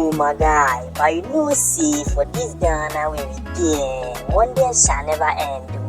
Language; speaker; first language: Nigerian Pidgin; non-native, local second language; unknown